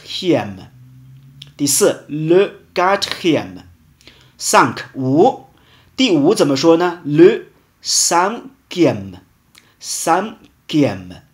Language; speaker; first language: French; non-native, fluent; Chinese